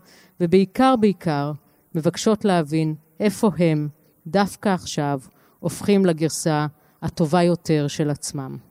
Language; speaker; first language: Hebrew; native; Hebrew